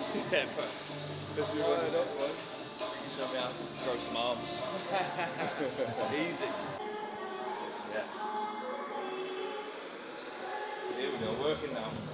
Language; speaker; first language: English; native; English